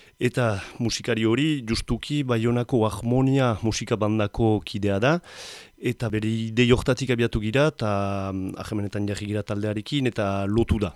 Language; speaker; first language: Basque; native; Basque